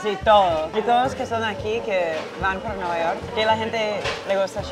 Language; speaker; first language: Spanish; early bilingual, other home language; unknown